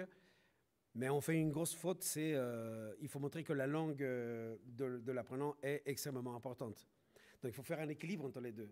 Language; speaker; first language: French; non-native, fluent; Spanish